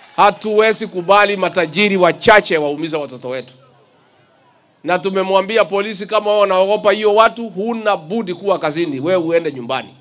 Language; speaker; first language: Swahili; non-native, local second language; Kikuyu